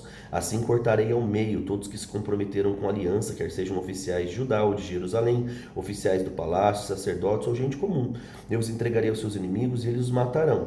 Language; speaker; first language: Portuguese; native; Portuguese